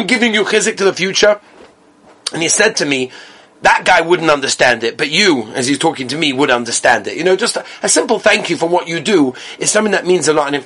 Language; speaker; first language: English; native; English